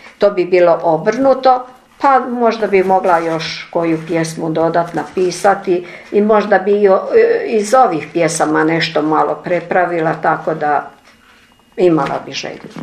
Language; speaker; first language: Serbian; non-native, local second language; Ukrainian